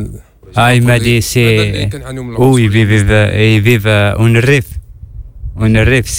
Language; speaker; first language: Spanish; non-native, learner; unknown